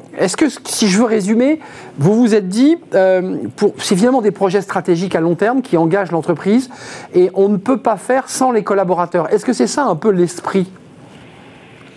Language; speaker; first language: French; native; French